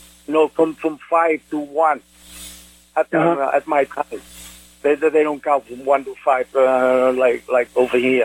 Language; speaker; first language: English; non-native, fluent; Vietnamese